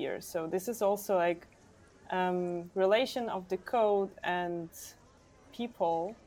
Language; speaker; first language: English; non-native, fluent; Ukrainian